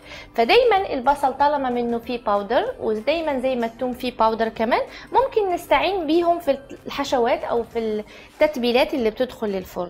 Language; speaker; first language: Arabic; native; Arabic